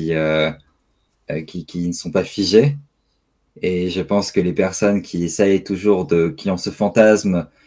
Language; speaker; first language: French; native; French